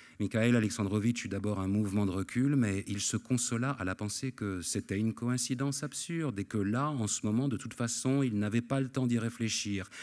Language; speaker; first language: French; native; French